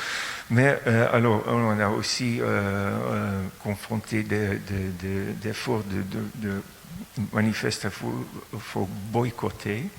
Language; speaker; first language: French; non-native, fluent; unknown